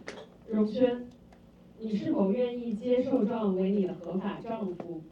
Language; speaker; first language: Chinese; native; Chinese